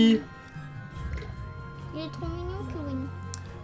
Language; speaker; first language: French; early bilingual, heritage; French